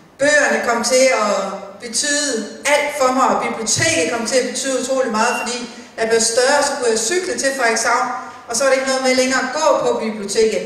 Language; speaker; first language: Danish; native; Danish